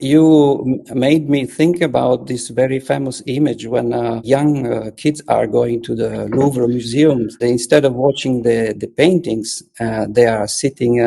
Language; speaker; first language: English; non-native, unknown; Italian